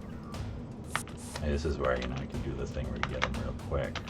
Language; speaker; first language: English; native; English